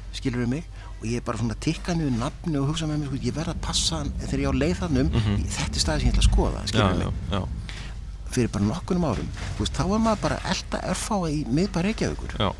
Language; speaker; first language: Icelandic; native; Icelandic